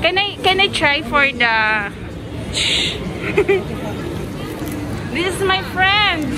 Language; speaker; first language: English; non-native, learner; Filipino